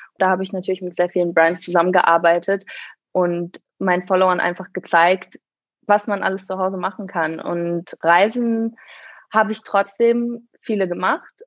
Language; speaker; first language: German; native; German